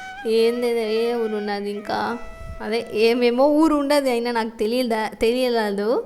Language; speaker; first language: Telugu; non-native, learner; Tamil